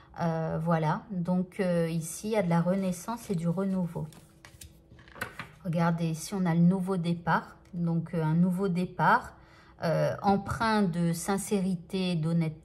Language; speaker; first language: French; native; French